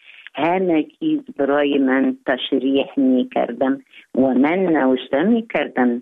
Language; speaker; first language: Persian; non-native, fluent; Arabic